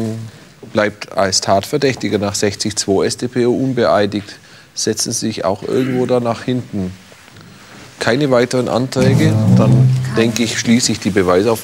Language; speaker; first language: German; native; German